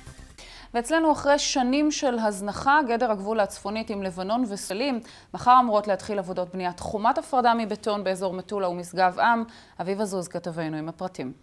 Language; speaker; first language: Hebrew; native; Hebrew